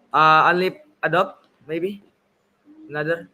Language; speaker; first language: English; non-native, learner; Indonesian